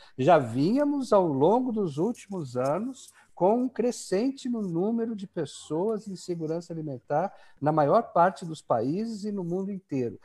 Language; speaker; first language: Portuguese; native; Portuguese